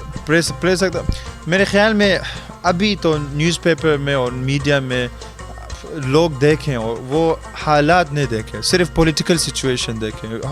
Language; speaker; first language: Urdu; early bilingual, heritage; Urdu